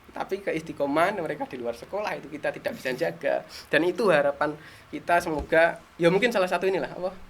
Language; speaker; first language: Indonesian; non-native, local second language; Javanese